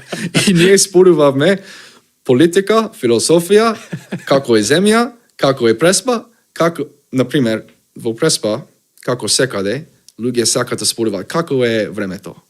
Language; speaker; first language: Macedonian; non-native, learner; English